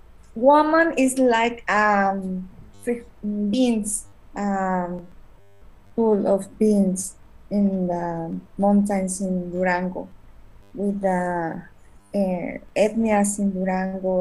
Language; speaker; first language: English; non-native, learner; Spanish